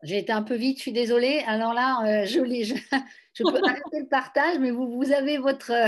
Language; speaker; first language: French; native; French